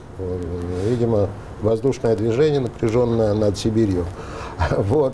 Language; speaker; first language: Russian; native; Russian